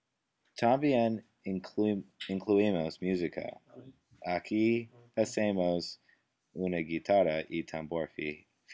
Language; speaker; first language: Spanish; non-native, learner; English